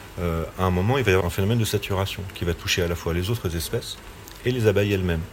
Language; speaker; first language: French; native; French